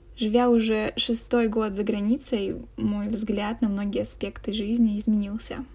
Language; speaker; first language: Russian; native; Russian